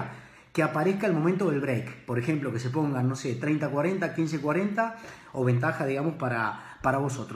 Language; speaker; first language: Spanish; native; Spanish